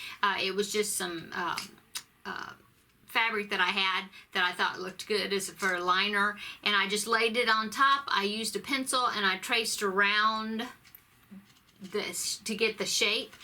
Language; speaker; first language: English; native; English